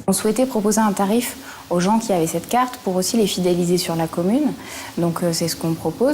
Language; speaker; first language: French; native; French